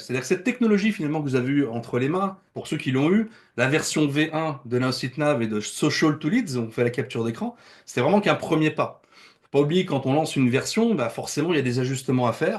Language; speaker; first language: French; native; French